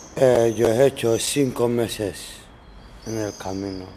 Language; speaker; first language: Spanish; non-native, learner; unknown